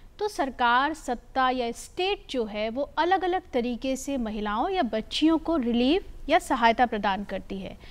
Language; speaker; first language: Hindi; native; Hindi